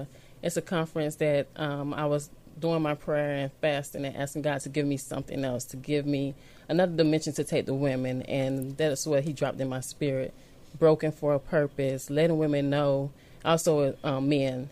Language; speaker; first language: English; native; English